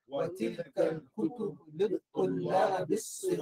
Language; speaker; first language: Arabic; non-native, learner; English